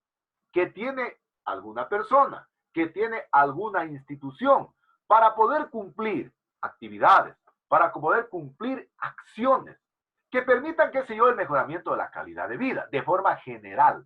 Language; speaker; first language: Spanish; native; Spanish